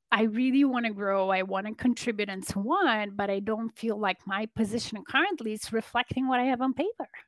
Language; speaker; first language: English; non-native, fluent; Polish